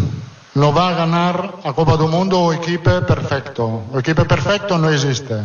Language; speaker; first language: Portuguese; non-native, fluent; Italian